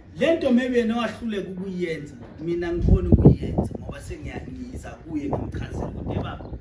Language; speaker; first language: Zulu; native; Zulu